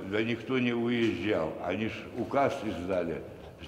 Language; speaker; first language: Russian; native; Russian